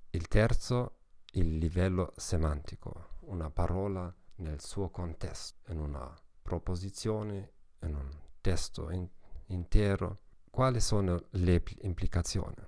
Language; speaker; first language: Italian; non-native, learner; German